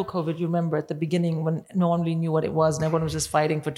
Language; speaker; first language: English; non-native, local second language; Hindi